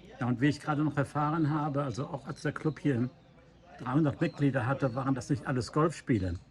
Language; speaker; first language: German; native; German